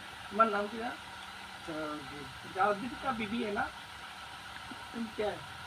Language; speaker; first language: Hindi; non-native, learner; Bangla